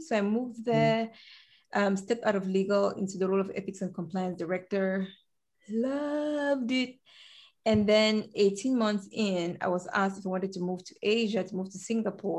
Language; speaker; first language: English; native; English